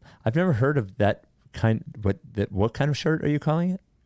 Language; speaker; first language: English; native; English